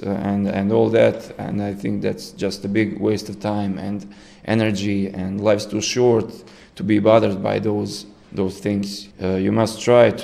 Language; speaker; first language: English; non-native, fluent; Serbian